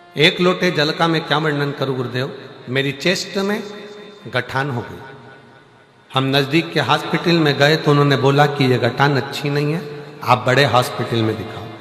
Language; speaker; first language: Hindi; native; Hindi